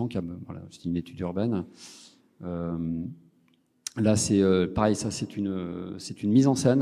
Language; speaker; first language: French; native; French